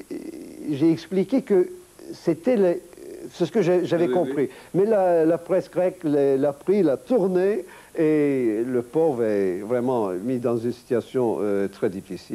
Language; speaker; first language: French; non-native, fluent; Turkish